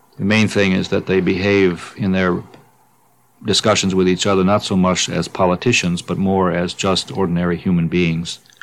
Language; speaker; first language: English; native; English